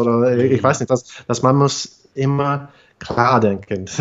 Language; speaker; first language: German; non-native, fluent; English